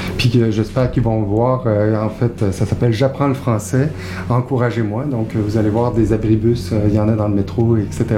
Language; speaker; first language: French; native; French